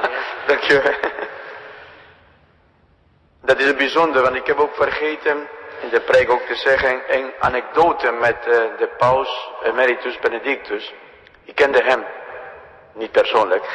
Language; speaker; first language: Dutch; non-native, fluent; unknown